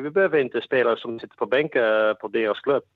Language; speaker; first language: Swedish; non-native, fluent; Dutch